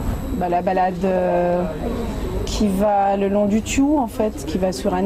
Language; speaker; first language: French; native; French